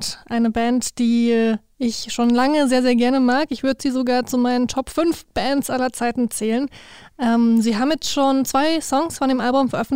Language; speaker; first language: German; native; German